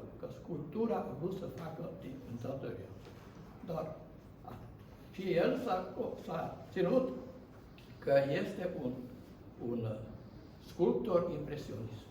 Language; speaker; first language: Romanian; non-native, local second language; Hungarian